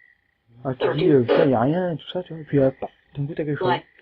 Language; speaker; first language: French; native; French